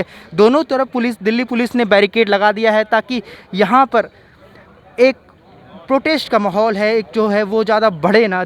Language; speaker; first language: Hindi; native; Hindi